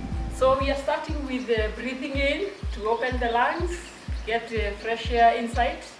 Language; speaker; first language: English; non-native, local second language; Swahili